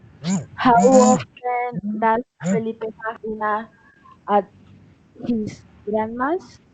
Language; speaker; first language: English; non-native, learner; Spanish